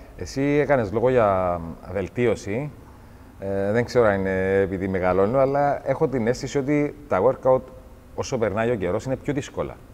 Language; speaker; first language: Greek; native; Greek